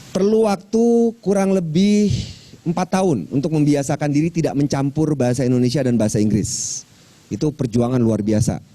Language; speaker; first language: Indonesian; non-native, local second language; Minangkabau